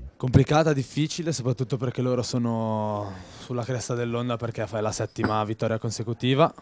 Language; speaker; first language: Italian; native; Italian